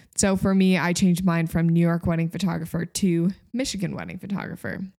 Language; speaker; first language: English; native; English